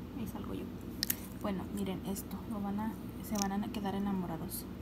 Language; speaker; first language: Spanish; early bilingual, heritage; Spanish